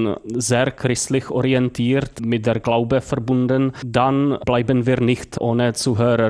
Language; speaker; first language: German; non-native, fluent; Czech